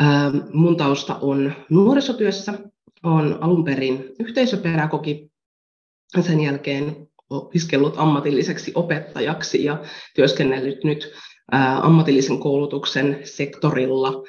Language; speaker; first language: Finnish; native; Finnish